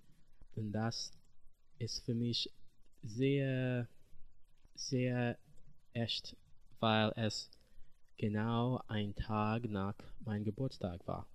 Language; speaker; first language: German; non-native, learner; English